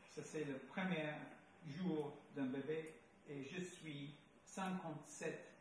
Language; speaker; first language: French; non-native, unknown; English